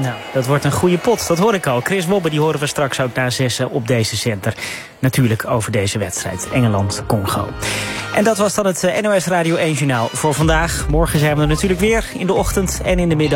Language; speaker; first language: Dutch; native; Dutch